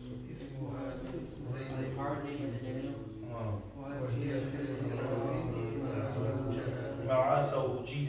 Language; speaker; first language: Arabic; non-native, learner; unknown